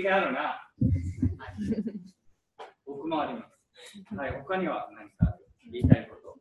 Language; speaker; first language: Japanese; native; Japanese